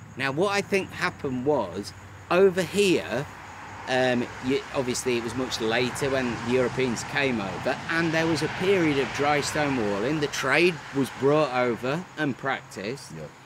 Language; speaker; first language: English; native; English